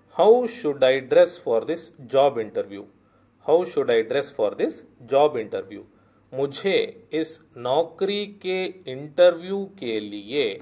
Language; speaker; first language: Hindi; native; Hindi